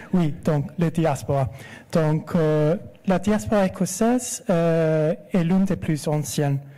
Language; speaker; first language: French; non-native, fluent; English